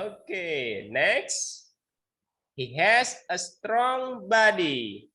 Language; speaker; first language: English; non-native, learner; Indonesian